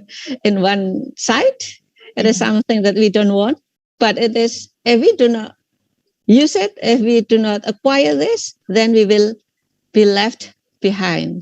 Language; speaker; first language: English; non-native, fluent; Indonesian